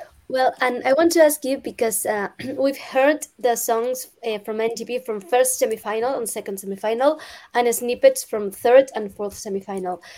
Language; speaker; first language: English; non-native, learner; Spanish